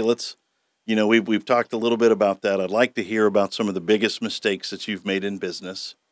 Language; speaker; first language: English; native; English